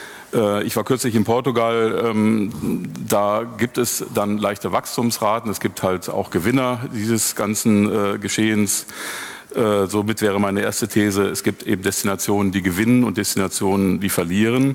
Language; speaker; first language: German; native; German